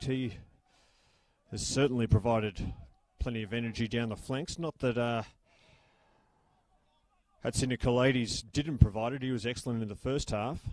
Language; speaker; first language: English; native; English